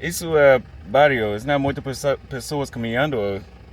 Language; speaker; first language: Portuguese; non-native, learner; English